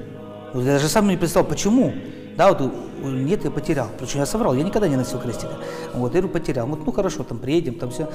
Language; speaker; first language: Russian; native; Russian